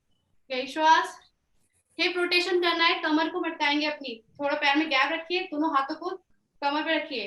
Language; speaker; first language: Hindi; native; Hindi